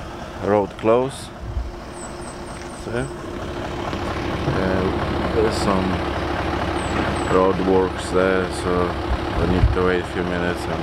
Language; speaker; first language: English; non-native, fluent; Polish